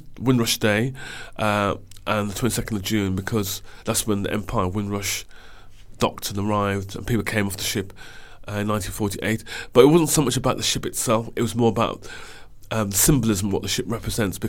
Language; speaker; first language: English; native; English